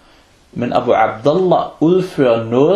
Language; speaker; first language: Danish; non-native, fluent; Arabic